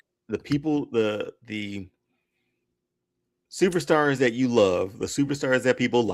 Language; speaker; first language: English; native; English